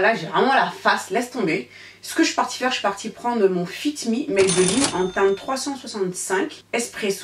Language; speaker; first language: French; native; French